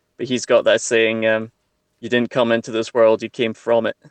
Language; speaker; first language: English; native; English